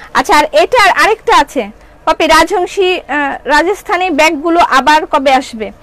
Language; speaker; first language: Bangla; native; Bangla